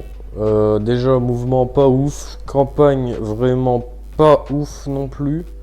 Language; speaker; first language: French; native; French